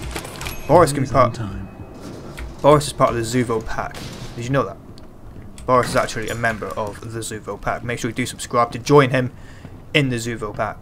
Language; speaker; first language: English; native; English